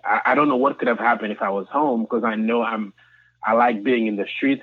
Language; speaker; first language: English; non-native, fluent; Haitian Creole